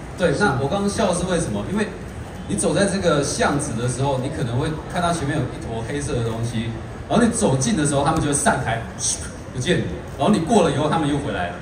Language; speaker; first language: Chinese; native; Chinese